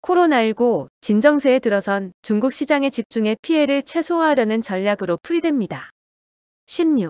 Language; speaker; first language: Korean; native; Korean